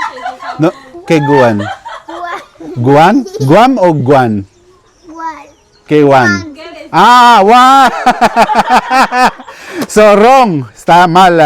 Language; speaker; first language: Spanish; non-native, learner; Filipino